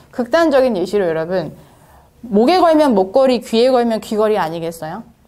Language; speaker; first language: Korean; native; Korean